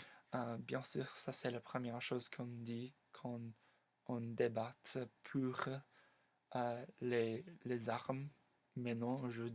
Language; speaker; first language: French; non-native, learner; English